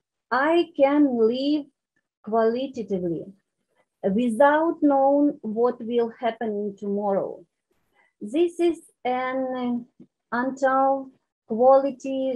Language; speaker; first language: English; non-native, learner; Ukrainian